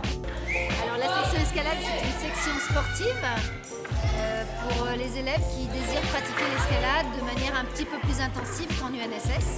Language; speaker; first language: French; native; French